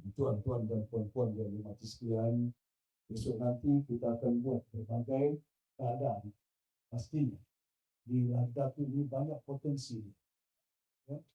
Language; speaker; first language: Malay; non-native, local second language; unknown